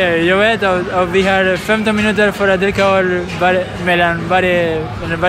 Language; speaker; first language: Swedish; non-native, learner; Spanish